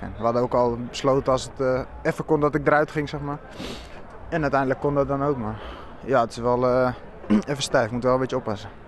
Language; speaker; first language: Dutch; native; Dutch